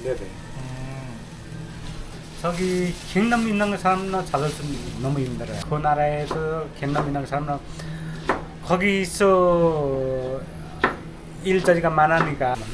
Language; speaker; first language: Korean; non-native, learner; Nepali